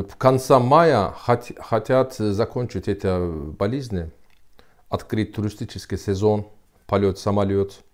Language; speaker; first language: Russian; non-native, learner; Turkish